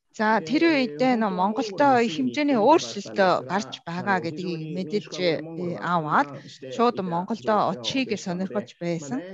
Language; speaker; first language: Mongolian; non-native, fluent; Japanese